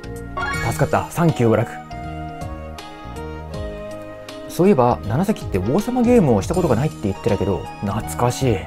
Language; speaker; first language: Japanese; native; Japanese